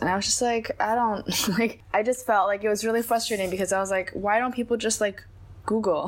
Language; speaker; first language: English; non-native, local second language; Chinese